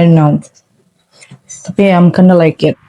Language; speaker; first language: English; non-native, learner; Indonesian